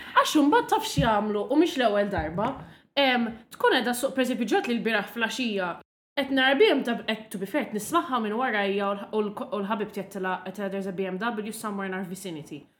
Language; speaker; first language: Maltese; non-native, local second language; English